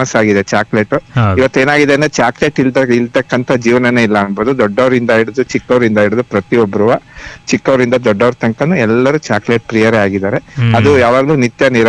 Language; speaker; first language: Kannada; native; Kannada